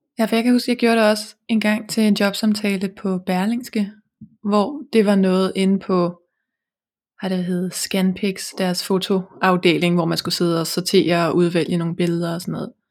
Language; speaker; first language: Danish; native; Danish